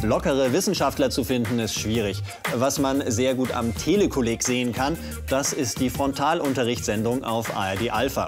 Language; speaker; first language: German; native; German